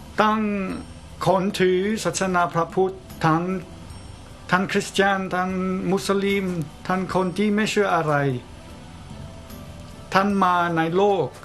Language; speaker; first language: Thai; non-native, fluent; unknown